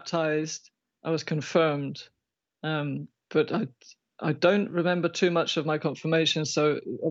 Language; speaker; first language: English; native; English